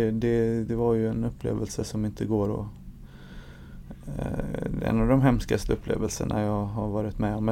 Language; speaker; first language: Swedish; native; Swedish